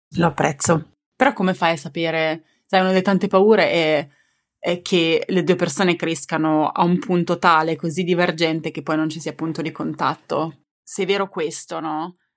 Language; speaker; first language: Italian; native; Italian